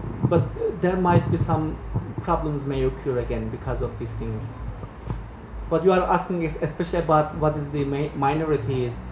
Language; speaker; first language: English; non-native, fluent; Turkish